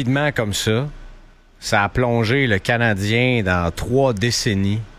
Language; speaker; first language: French; native; French